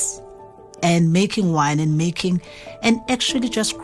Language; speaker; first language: English; non-native, local second language; Zulu